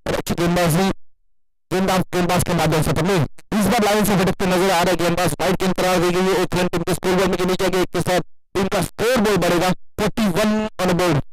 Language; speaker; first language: Hindi; non-native, local second language; Marathi